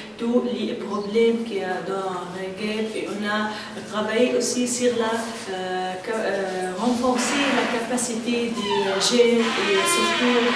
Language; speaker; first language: French; non-native, local second language; Arabic